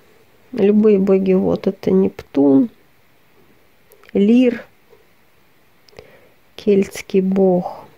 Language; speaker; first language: Russian; native; Russian